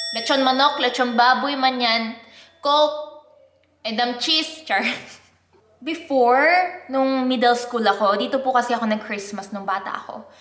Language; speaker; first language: Filipino; non-native, fluent; Korean